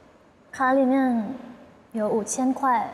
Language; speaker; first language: Chinese; non-native, learner; Thai